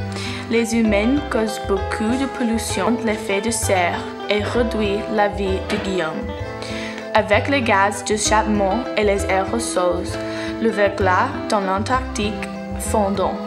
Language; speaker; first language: French; non-native, learner; English